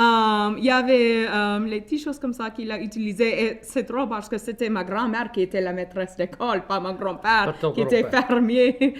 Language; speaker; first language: French; non-native, local second language; English